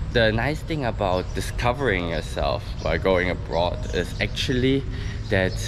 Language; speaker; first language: English; non-native, fluent; German